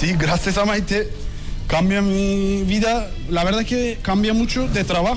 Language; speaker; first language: Spanish; non-native, learner; Turkish